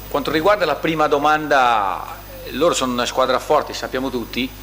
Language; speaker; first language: Italian; non-native, fluent; Portuguese